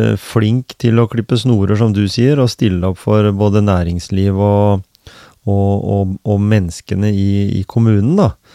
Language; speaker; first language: Norwegian; native; Norwegian